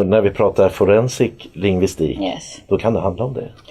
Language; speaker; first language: Swedish; native; Swedish